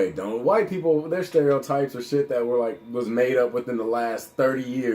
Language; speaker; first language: English; native; English